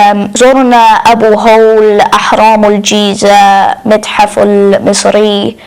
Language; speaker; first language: Arabic; non-native, learner; English